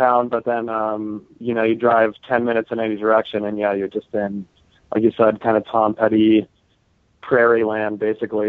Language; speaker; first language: English; native; English